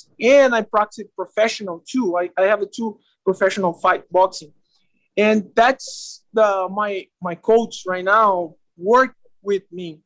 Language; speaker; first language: English; non-native, learner; Portuguese